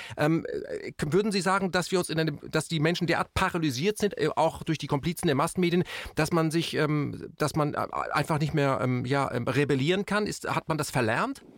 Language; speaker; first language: German; native; German